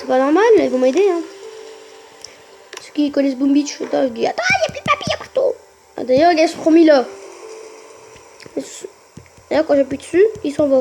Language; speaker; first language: French; native; French